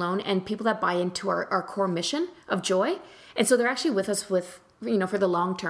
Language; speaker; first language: English; native; English